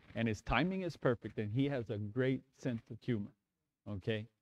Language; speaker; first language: English; native; English